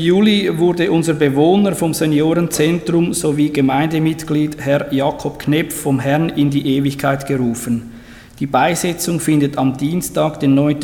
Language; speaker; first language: German; native; German